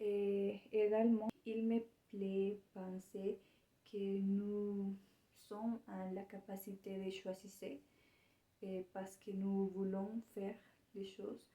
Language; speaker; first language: French; non-native, learner; Spanish